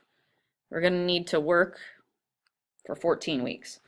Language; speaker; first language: English; native; English